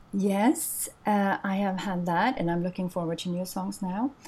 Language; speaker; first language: English; non-native, fluent; Swedish